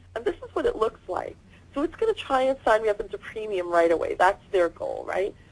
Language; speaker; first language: English; native; English